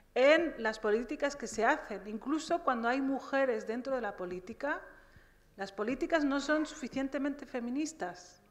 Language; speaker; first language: Spanish; early bilingual, other home language; Riffian